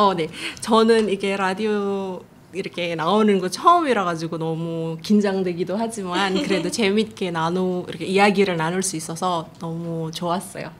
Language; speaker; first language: Korean; non-native, fluent; Indonesian